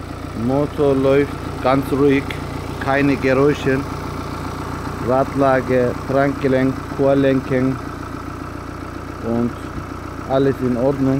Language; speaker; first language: German; non-native, learner; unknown